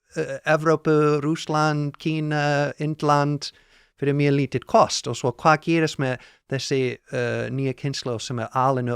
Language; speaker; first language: Icelandic; non-native, learner; English